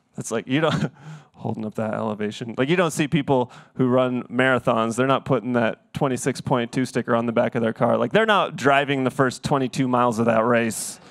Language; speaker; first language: English; native; English